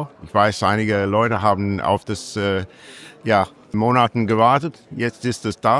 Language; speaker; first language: German; non-native, learner; English